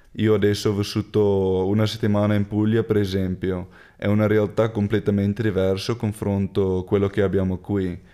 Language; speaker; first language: Italian; non-native, fluent; Afrikaans